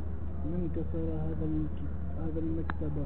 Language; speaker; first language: Arabic; non-native, learner; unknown